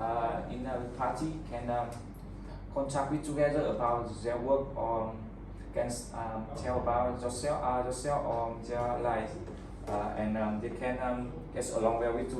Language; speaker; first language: English; non-native, learner; Vietnamese